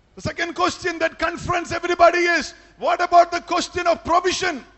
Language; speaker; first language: English; non-native, local second language; Malayalam